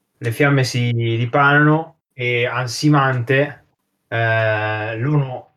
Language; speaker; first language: Italian; native; Italian